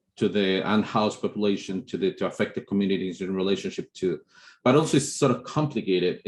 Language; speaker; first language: English; non-native, fluent; Spanish